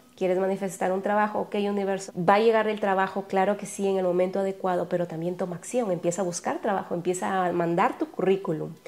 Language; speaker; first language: Spanish; native; Spanish